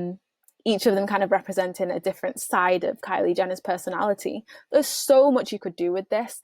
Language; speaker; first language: English; native; English